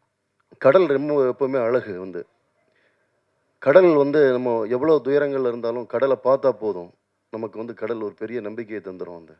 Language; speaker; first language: Tamil; native; Tamil